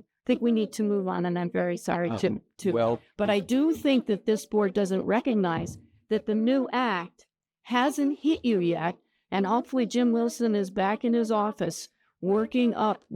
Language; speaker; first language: English; native; English